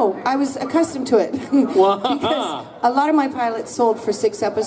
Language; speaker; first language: English; native; English